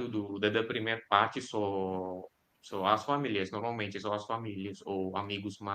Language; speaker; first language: Portuguese; non-native, fluent; Indonesian